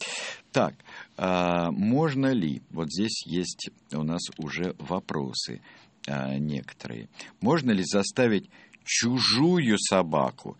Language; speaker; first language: Russian; native; Russian